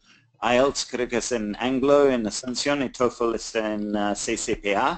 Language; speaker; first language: Spanish; non-native, fluent; English